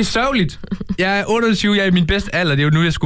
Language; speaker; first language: Danish; native; Danish